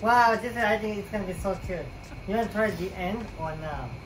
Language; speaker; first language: English; non-native, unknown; Japanese